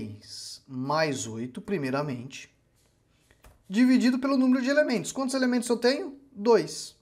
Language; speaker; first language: Portuguese; native; Portuguese